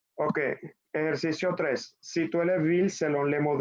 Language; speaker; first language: French; non-native, fluent; Spanish